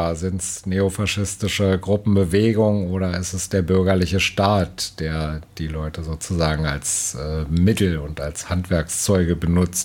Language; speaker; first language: German; native; German